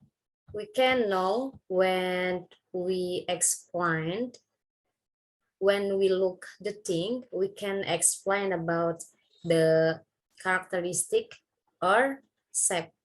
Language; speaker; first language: English; non-native, learner; Indonesian